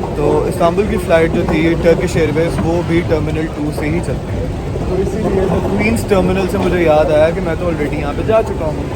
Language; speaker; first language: Urdu; non-native, local second language; Punjabi